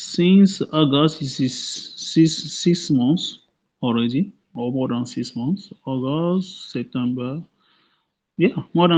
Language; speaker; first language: English; non-native, local second language; French